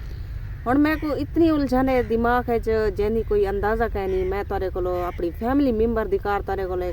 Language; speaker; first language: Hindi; non-native, local second language; Punjabi